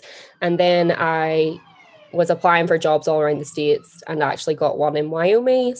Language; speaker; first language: English; native; English